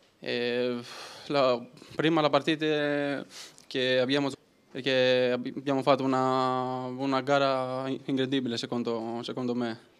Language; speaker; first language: Italian; non-native, learner; Greek